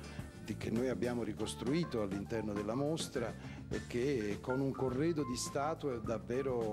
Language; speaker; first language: Italian; native; Italian